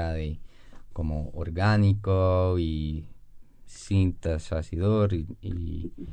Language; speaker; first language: Spanish; non-native, fluent; English